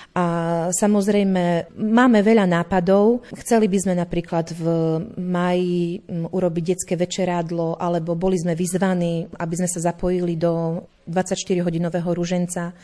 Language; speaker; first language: Slovak; native; Slovak